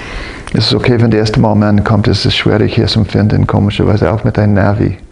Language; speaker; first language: German; non-native, fluent; English